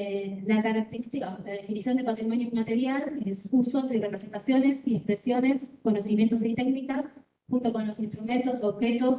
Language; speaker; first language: Spanish; native; Spanish